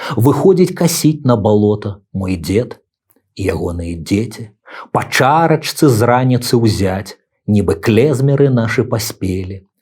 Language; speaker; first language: Belarusian; native; Belarusian